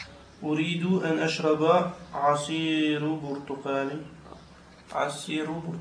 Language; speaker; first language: Arabic; non-native, learner; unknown